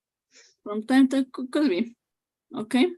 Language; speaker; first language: English; non-native, fluent; Spanish